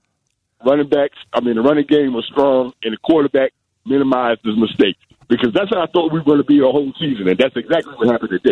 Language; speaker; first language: English; native; English